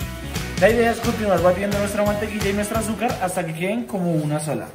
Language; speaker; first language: Spanish; native; Spanish